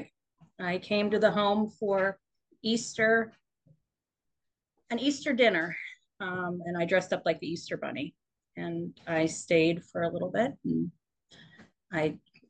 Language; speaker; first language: English; native; English